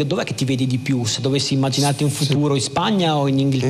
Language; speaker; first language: Italian; native; Italian